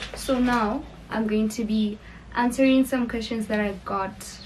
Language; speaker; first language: English; non-native, local second language; Northern Sotho